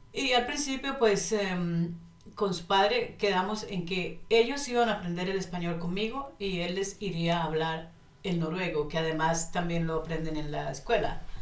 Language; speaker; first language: Spanish; native; Spanish